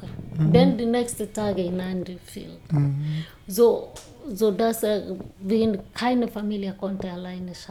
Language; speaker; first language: German; non-native, learner; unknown